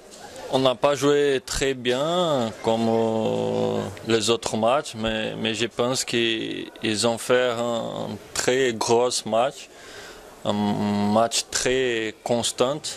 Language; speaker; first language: French; non-native, fluent; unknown